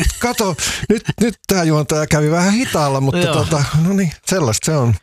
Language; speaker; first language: Finnish; native; Finnish